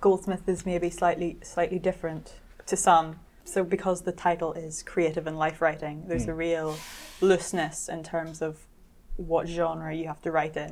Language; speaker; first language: English; native; English